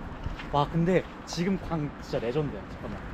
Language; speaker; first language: Korean; native; Korean